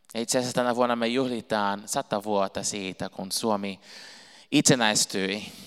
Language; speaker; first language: Finnish; non-native, fluent; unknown